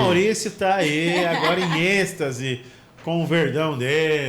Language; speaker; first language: Portuguese; native; Portuguese